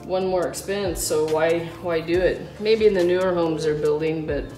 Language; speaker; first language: English; native; English